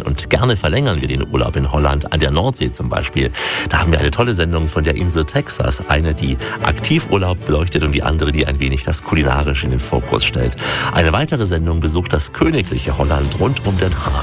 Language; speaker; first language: German; native; German